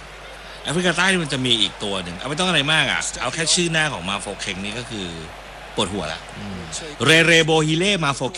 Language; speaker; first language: Thai; native; Thai